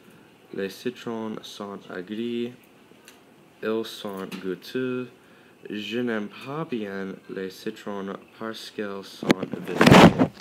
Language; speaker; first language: French; non-native, learner; English